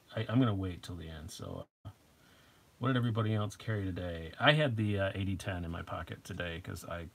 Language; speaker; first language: English; native; English